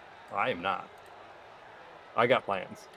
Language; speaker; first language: English; native; English